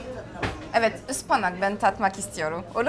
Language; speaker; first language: Turkish; non-native, learner; French